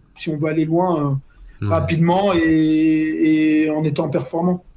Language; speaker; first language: French; native; French